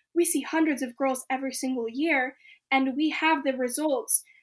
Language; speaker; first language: English; native; English